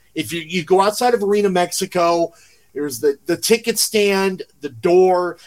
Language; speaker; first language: English; native; English